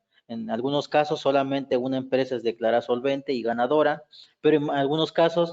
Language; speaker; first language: Spanish; native; Spanish